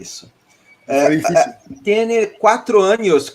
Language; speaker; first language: Spanish; non-native, learner; Portuguese